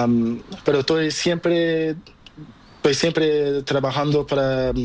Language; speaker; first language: Spanish; non-native, learner; Portuguese